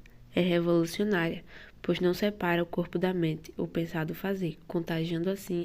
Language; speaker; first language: Portuguese; native; Portuguese